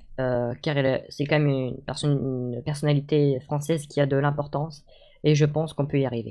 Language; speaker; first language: French; native; French